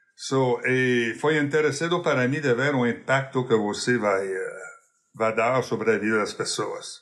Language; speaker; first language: Portuguese; non-native, fluent; English